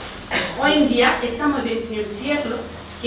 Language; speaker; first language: Spanish; non-native, learner; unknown